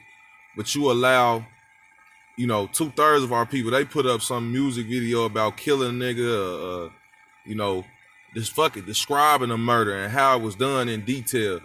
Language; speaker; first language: English; native; English